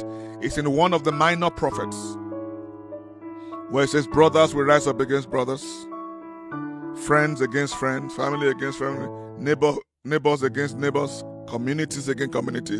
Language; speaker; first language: English; non-native, local second language; Yoruba